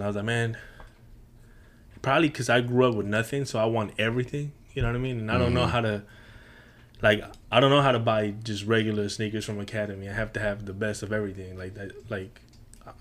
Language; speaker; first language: English; non-native, fluent; Spanish